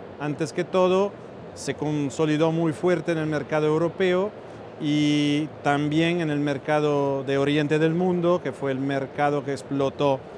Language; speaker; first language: Spanish; non-native, fluent; Italian